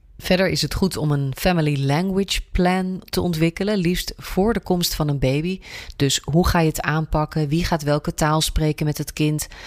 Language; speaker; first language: Dutch; native; Dutch